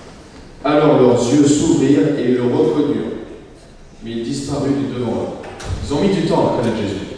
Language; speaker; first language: French; native; French